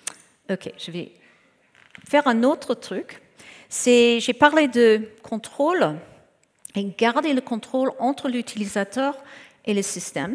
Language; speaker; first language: French; non-native, fluent; English